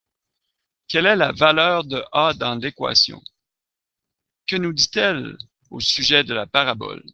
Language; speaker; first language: French; native; French